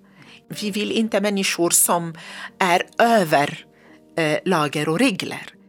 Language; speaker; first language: Swedish; non-native, learner; Arabic